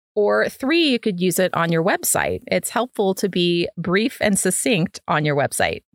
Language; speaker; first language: English; native; English